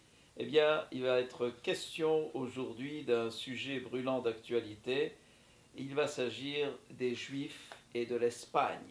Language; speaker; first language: French; native; French